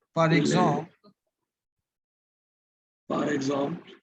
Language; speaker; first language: French; non-native, fluent; Bangla